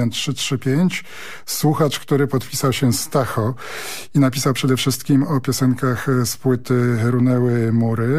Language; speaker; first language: Polish; native; Polish